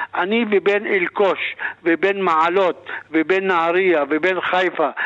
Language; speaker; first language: Hebrew; native; Hebrew